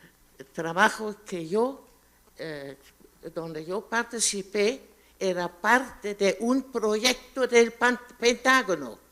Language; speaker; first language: Spanish; non-native, fluent; German